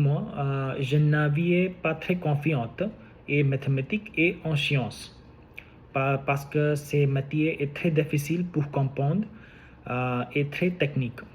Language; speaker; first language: French; non-native, learner; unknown